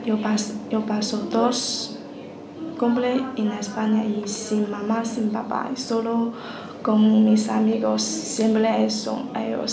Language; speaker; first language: Spanish; non-native, learner; Chinese